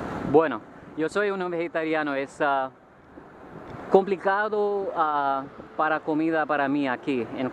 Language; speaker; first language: Spanish; non-native, learner; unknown